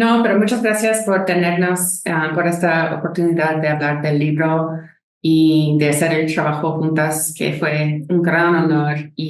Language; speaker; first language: Spanish; non-native, fluent; English